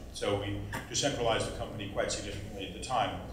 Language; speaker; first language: English; native; English